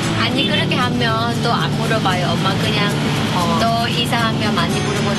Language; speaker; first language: Korean; non-native, learner; Vietnamese